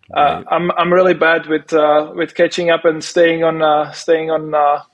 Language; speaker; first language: English; non-native, fluent; Czech